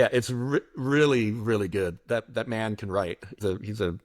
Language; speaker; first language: English; native; English